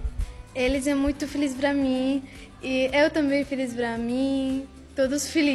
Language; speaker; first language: Portuguese; non-native, learner; Arabic